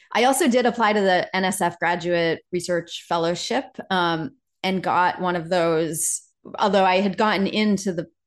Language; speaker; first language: English; native; English